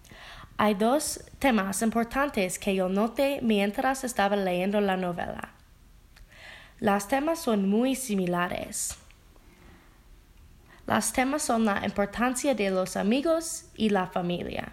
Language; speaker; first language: Spanish; non-native, learner; English